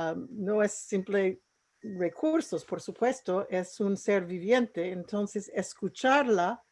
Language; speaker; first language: Spanish; non-native, fluent; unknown